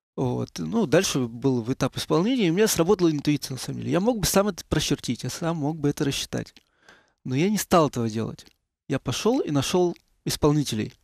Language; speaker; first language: Russian; native; Russian